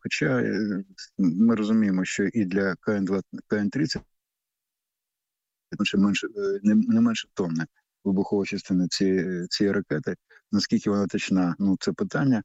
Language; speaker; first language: Ukrainian; native; Ukrainian